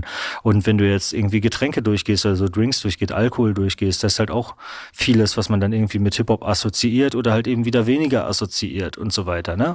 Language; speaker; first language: German; native; German